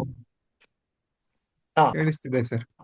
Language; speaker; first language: Kannada; non-native, learner; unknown